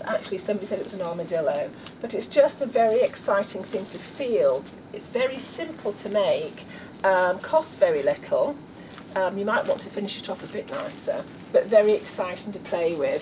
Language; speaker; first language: English; native; English